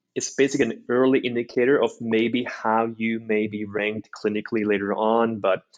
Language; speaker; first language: English; non-native, fluent; Norwegian